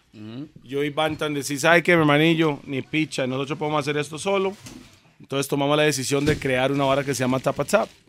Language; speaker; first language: Spanish; early bilingual, other home language; English